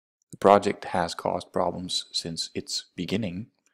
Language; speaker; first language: English; non-native, fluent; Danish